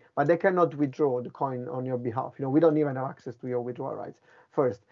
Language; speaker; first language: English; non-native, fluent; Italian